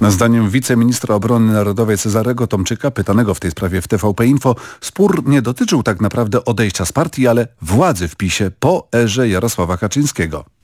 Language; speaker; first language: Polish; native; Polish